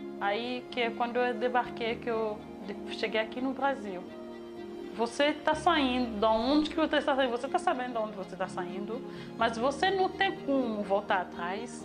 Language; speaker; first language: Portuguese; non-native, fluent; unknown